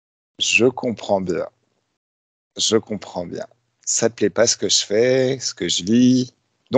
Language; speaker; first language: French; native; French